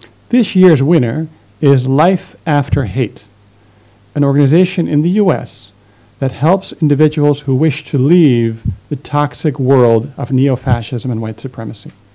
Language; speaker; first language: English; non-native, fluent; Dutch